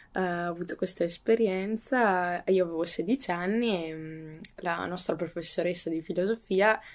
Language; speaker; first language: Italian; native; Italian